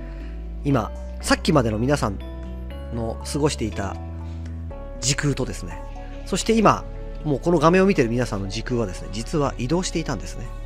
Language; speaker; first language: Japanese; native; Japanese